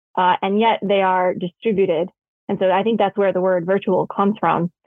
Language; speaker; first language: English; native; English